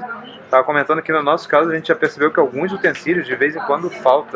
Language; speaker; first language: Portuguese; native; Portuguese